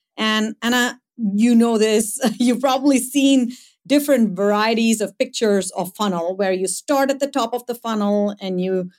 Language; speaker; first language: English; non-native, local second language; Tamil